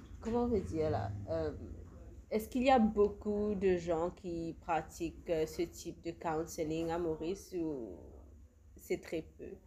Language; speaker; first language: French; non-native, local second language; Morisyen